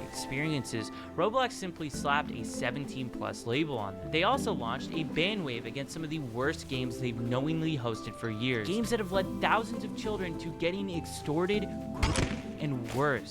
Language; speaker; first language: English; native; English